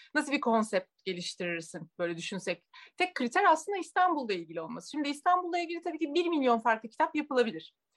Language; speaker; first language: Turkish; native; Turkish